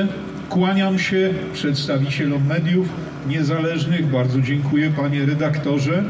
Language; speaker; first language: Polish; native; Polish